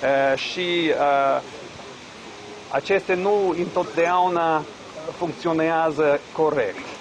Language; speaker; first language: Romanian; non-native, learner; English